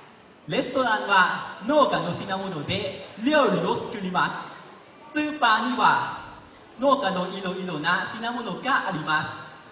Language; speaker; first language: Japanese; non-native, learner; Lao